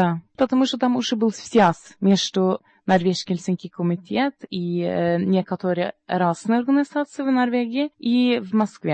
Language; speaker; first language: Russian; non-native, learner; Norwegian